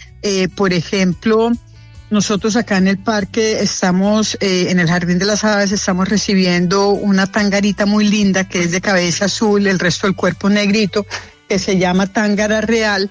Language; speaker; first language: Spanish; native; Spanish